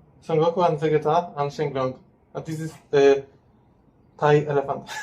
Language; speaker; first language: English; non-native, learner; Polish